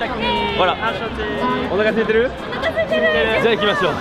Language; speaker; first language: French; native; French